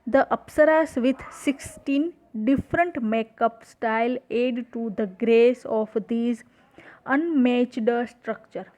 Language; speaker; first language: English; non-native, local second language; Gujarati